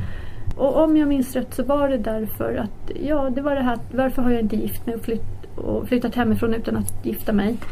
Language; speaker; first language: Swedish; early bilingual, other home language; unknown